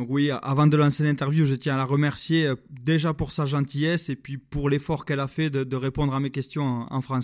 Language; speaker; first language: French; native; French